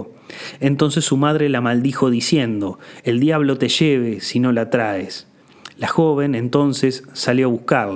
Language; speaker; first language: Spanish; native; Spanish